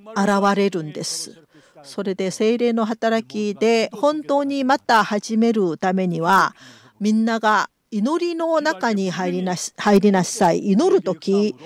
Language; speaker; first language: Japanese; non-native, fluent; Korean